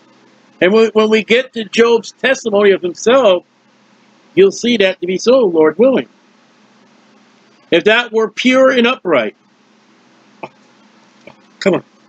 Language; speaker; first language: English; native; English